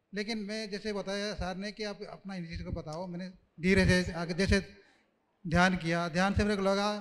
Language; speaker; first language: Hindi; native; Hindi